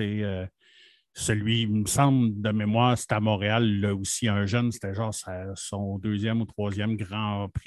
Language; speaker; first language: French; native; French